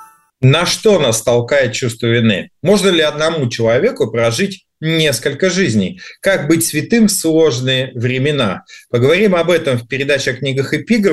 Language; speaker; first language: Russian; native; Russian